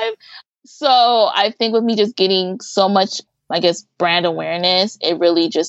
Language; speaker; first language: English; native; English